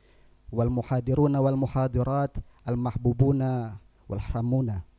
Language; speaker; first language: Arabic; non-native, fluent; Indonesian